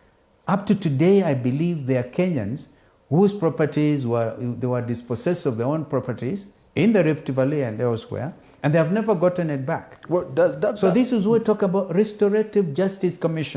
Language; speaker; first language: English; non-native, local second language; Kamba